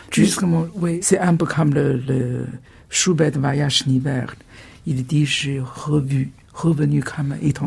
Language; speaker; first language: French; non-native, fluent; Chinese